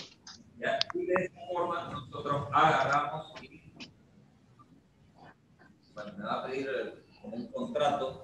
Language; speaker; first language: Spanish; native; Spanish